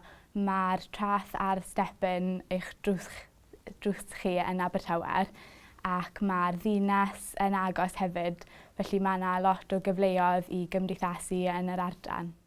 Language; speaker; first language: Welsh; non-native, fluent; English